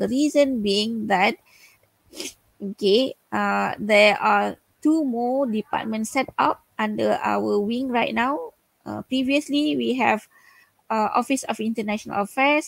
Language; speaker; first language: English; non-native, local second language; Malay